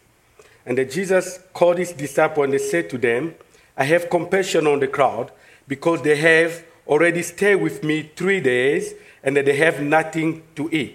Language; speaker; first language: English; non-native, fluent; French